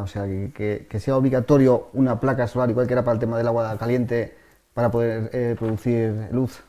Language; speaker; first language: Spanish; native; Spanish